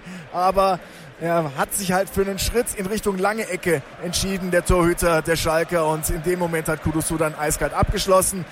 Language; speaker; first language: German; native; German